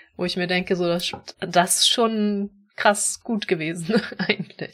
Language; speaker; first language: German; native; German